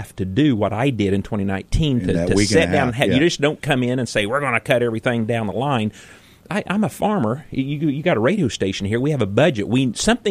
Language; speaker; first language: English; native; English